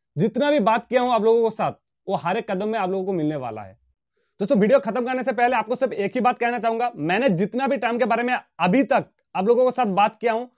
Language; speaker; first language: Hindi; non-native, local second language; Bangla